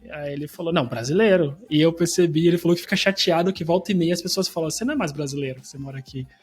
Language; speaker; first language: Portuguese; native; Portuguese